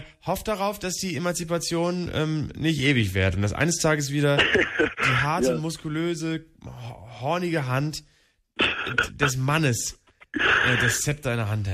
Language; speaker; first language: German; native; German